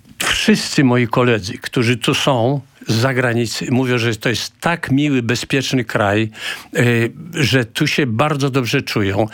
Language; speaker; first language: Polish; native; Polish